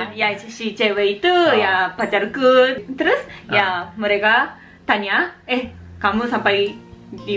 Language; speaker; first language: Indonesian; non-native, learner; Japanese